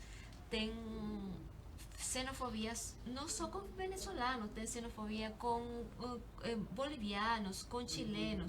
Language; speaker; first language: Portuguese; non-native, learner; Spanish